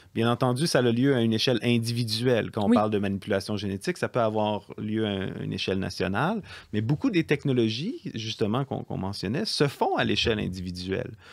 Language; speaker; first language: French; native; French